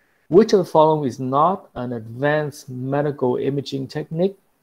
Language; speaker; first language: English; non-native, fluent; Vietnamese